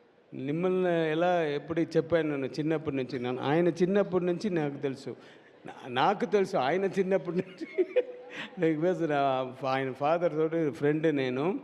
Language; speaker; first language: Telugu; non-native, learner; Tamil